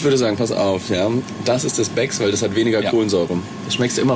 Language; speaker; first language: German; native; German